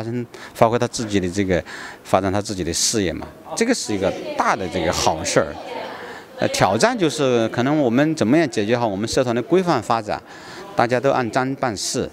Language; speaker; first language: Chinese; native; Chinese